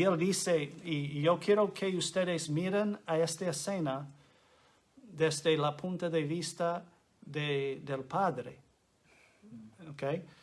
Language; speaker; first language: Spanish; non-native, fluent; English